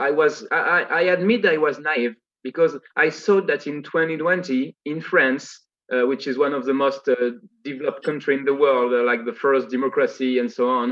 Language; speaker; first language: English; non-native, fluent; French